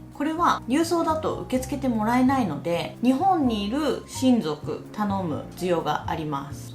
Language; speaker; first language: Japanese; native; Japanese